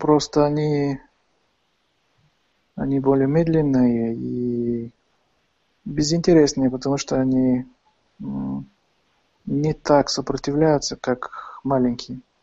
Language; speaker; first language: Russian; non-native, fluent; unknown